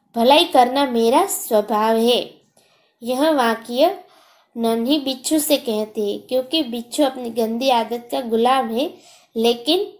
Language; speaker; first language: Hindi; non-native, local second language; Gujarati